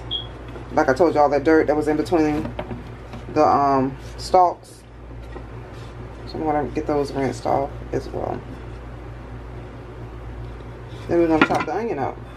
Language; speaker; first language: English; native; English